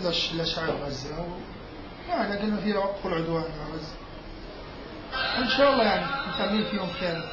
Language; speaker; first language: Arabic; native; Arabic